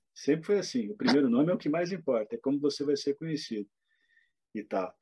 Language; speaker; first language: Portuguese; native; Portuguese